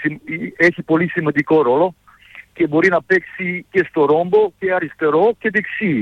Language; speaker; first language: Greek; non-native, fluent; Serbian